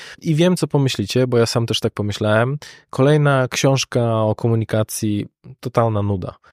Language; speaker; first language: Polish; native; Polish